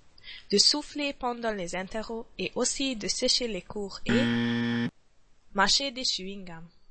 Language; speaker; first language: French; non-native, learner; Hungarian